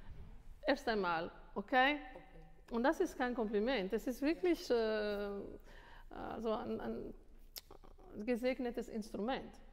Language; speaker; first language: German; non-native, fluent; Italian